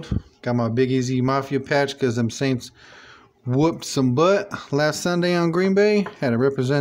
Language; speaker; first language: English; native; English